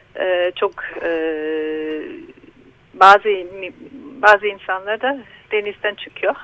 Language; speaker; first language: Turkish; non-native, learner; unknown